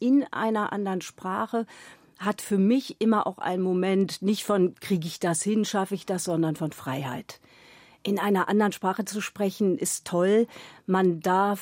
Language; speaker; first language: German; native; German